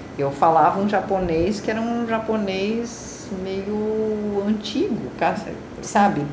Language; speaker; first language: Portuguese; native; Portuguese